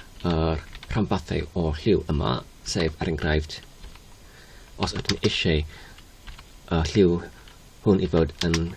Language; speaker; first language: Welsh; non-native, learner; English